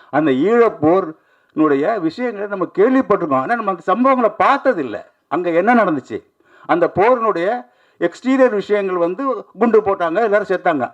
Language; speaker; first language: Tamil; native; Tamil